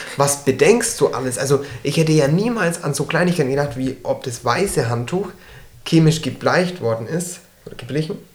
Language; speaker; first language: German; early bilingual, other home language; Turkish